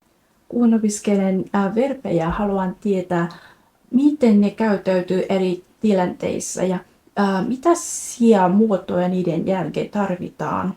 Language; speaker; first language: Finnish; non-native, fluent; Vietnamese